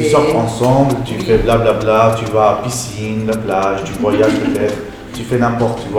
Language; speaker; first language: French; non-native, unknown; Arabic